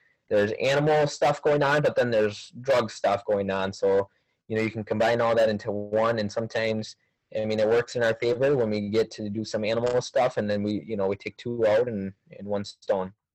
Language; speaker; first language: English; early bilingual, other home language; Spanish